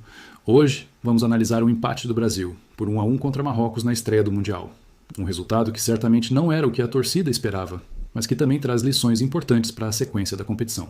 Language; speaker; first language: Portuguese; native; Portuguese